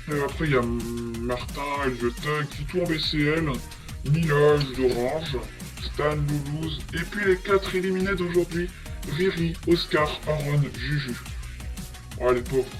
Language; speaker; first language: French; native; French